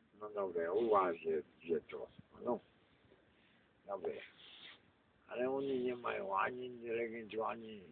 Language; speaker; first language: Slovak; non-native, local second language; Romany